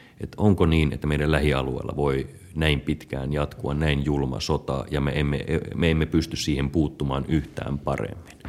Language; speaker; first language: Finnish; native; Finnish